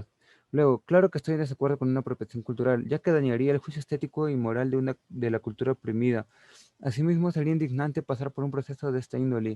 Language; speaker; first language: Spanish; native; Spanish